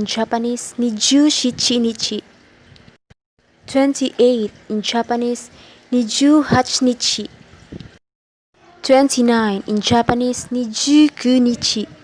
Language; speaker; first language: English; non-native, local second language; Filipino